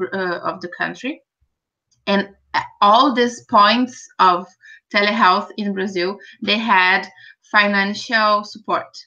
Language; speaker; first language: English; non-native, fluent; Portuguese